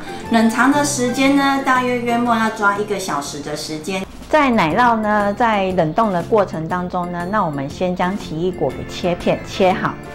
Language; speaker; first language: Chinese; native; Chinese